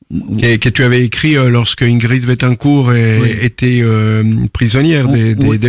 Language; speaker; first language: French; native; French